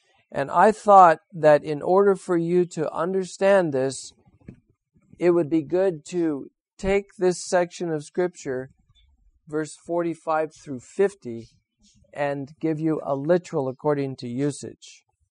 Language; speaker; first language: English; native; English